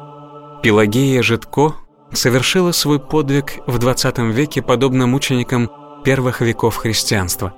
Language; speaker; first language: Russian; native; Russian